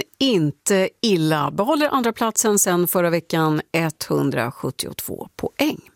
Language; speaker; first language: Swedish; native; Swedish